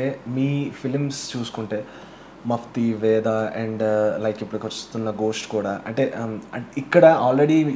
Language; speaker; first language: Telugu; native; Telugu